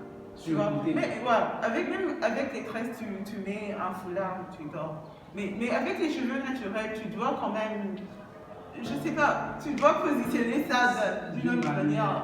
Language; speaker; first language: French; non-native, local second language; Kinyarwanda